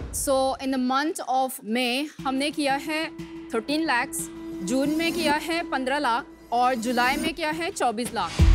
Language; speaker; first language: Hindi; non-native, local second language; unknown